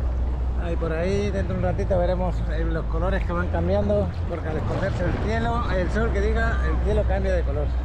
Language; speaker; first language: Spanish; native; Spanish